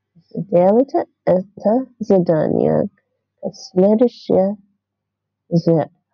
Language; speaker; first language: Russian; non-native, learner; English